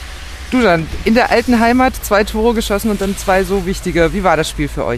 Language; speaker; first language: German; native; German